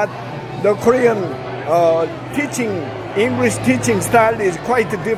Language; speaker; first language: English; non-native, learner; Korean